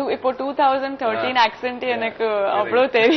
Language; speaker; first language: Tamil; non-native, fluent; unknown